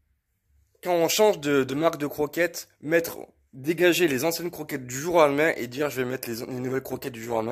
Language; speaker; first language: French; native; French